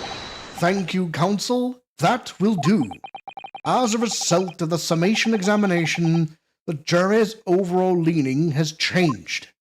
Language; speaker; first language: English; native; English